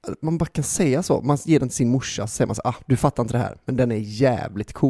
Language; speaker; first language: Swedish; native; Swedish